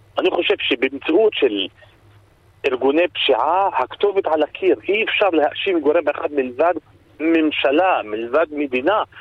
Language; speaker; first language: Hebrew; non-native, local second language; Arabic